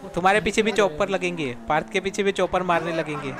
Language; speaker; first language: Hindi; non-native, local second language; Gujarati